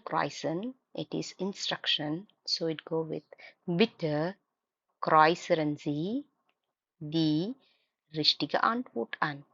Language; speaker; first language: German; non-native, fluent; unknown